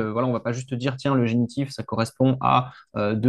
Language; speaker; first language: French; native; French